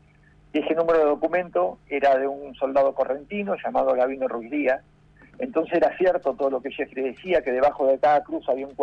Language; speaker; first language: Spanish; native; Spanish